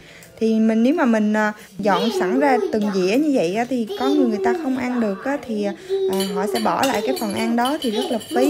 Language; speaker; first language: Vietnamese; native; Vietnamese